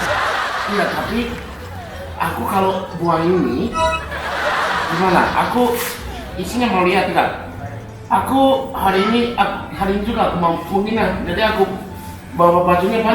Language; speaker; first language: Indonesian; non-native, fluent; Japanese